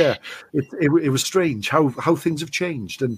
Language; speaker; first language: English; native; English